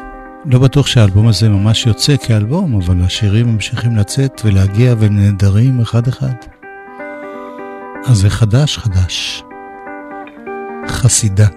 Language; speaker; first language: Hebrew; native; Hebrew